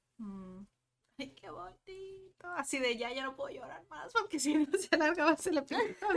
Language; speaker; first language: Spanish; native; Spanish